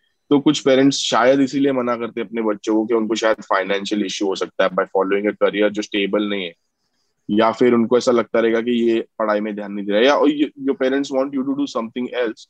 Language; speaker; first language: Hindi; non-native, local second language; Marathi